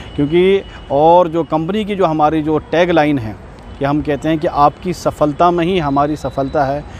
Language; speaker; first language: Hindi; native; Hindi